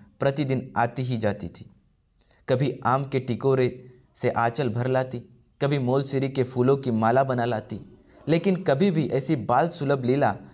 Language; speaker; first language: Hindi; non-native, local second language; Marathi